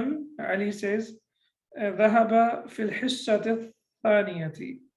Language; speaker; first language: Arabic; non-native, fluent; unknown